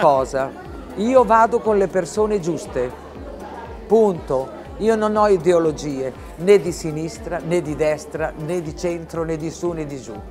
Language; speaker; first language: Italian; native; Italian